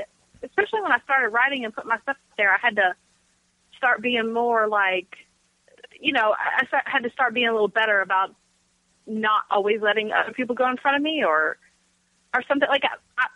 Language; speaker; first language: English; native; English